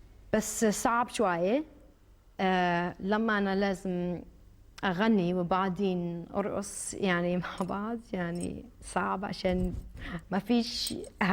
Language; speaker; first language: Arabic; early bilingual, heritage; Arabic